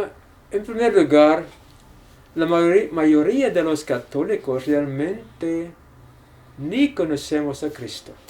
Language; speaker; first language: Spanish; non-native, learner; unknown